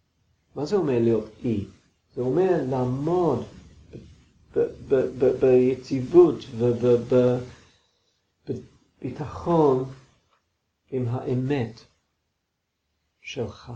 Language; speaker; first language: Hebrew; non-native, fluent; English